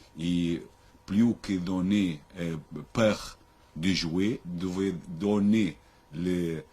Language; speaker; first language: French; non-native, learner; Portuguese